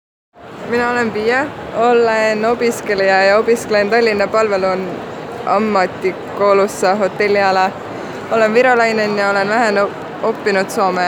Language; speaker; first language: Finnish; non-native, learner; Estonian